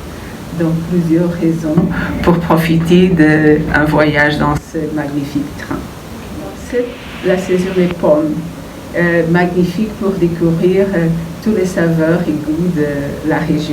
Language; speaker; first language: French; non-native, fluent; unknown